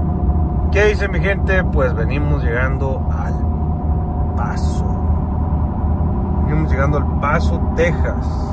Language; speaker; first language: Spanish; native; Spanish